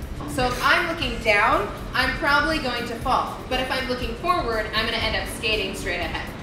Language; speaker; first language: English; native; English